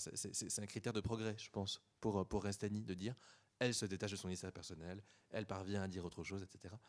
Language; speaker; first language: French; native; French